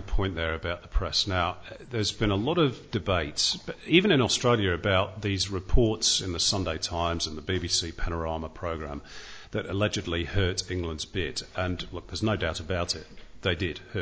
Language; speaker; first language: English; native; English